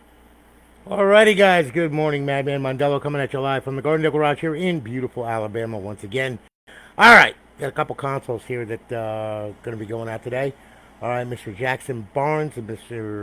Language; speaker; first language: English; native; English